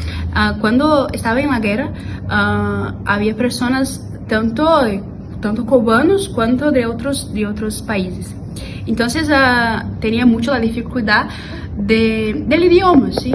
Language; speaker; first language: Spanish; non-native, learner; Portuguese